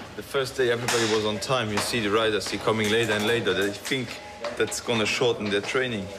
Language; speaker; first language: English; non-native, fluent; Luxembourgish